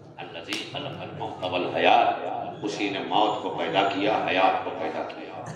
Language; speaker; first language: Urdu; non-native, local second language; Awadhi